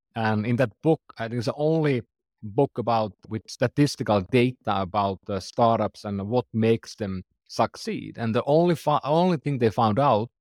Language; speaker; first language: English; non-native, fluent; Finnish